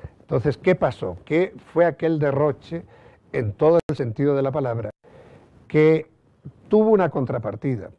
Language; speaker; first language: Spanish; native; Spanish